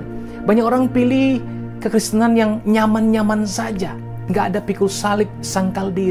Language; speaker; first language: Indonesian; native; Indonesian